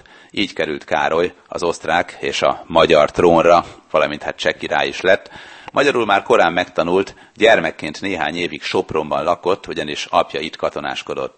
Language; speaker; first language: Hungarian; native; Hungarian